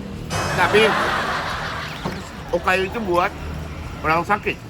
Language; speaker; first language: Indonesian; non-native, fluent; Japanese